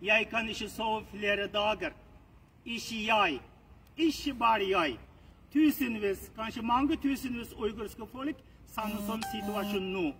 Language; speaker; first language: Norwegian; non-native, learner; Uyghur